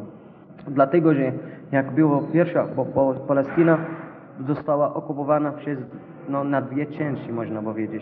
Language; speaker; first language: Polish; non-native, local second language; Arabic